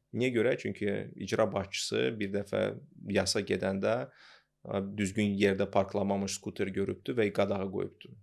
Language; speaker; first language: Azerbaijani; non-native, local second language; Russian